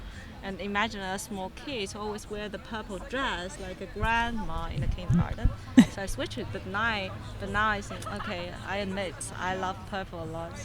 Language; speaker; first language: English; non-native, fluent; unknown